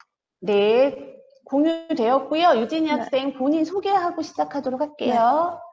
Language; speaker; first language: Korean; native; Korean